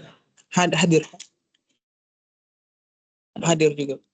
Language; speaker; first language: Indonesian; native; Indonesian